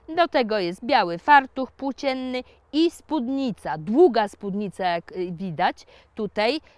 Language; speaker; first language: Polish; native; Polish